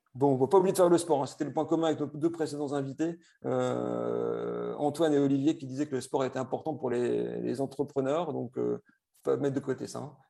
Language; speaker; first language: French; native; French